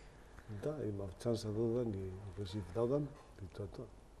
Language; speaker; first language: Macedonian; non-native, learner; Spanish